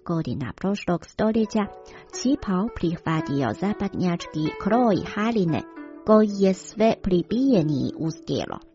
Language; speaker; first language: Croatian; non-native, fluent; Chinese